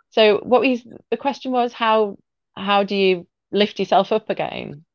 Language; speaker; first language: English; native; English